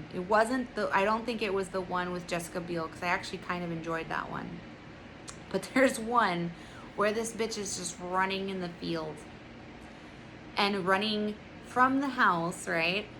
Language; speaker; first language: English; native; English